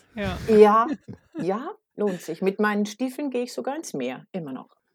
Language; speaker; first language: German; native; German